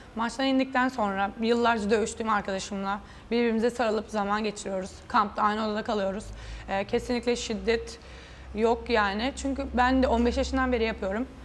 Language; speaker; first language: Turkish; native; Turkish